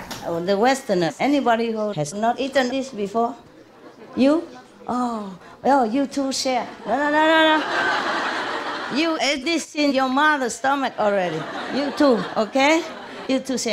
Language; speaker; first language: English; non-native, fluent; Vietnamese